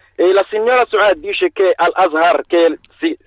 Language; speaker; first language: Italian; non-native, fluent; Arabic